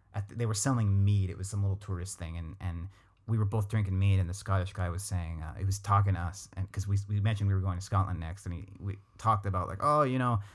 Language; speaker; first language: English; native; English